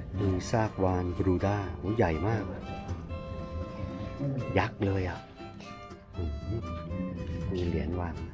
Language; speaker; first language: Thai; native; Thai